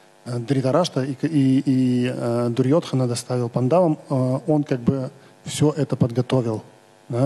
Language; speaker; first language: Russian; native; Russian